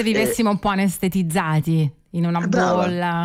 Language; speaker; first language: Italian; native; Italian